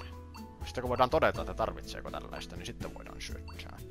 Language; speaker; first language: Finnish; native; Finnish